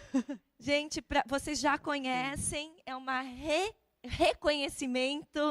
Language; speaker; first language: Portuguese; native; Portuguese